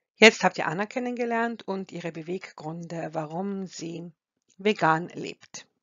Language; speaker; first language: German; non-native, fluent; Croatian